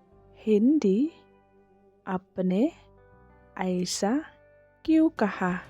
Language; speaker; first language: Hindi; non-native, local second language; Khasi